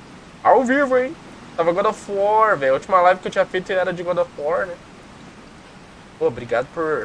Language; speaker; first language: Portuguese; native; Portuguese